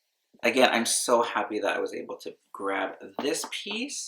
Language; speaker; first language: English; native; English